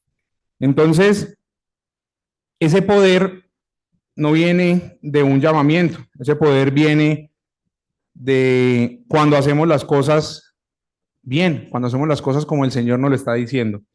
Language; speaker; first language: Spanish; native; Spanish